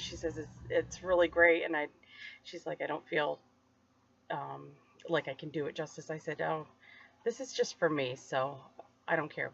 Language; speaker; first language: English; native; English